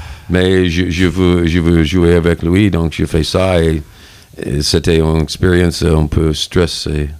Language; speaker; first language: French; non-native, learner; English